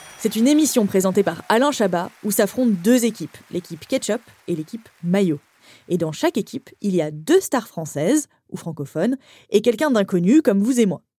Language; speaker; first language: French; native; French